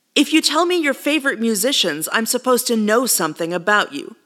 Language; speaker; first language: English; native; English